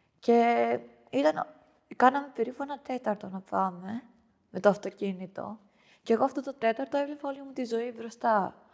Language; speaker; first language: Greek; early bilingual, other home language; Albanian